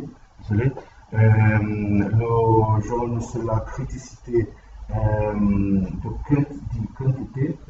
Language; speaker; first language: French; non-native, learner; Portuguese